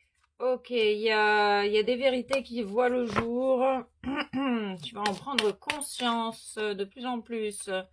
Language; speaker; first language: French; native; French